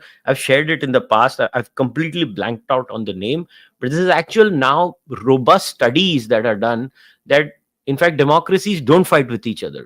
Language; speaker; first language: English; non-native, local second language; Hindi